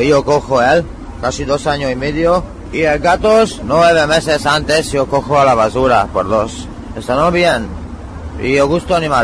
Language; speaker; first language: Spanish; non-native, learner; Hungarian